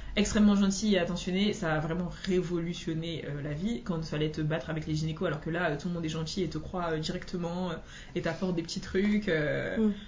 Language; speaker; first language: French; native; French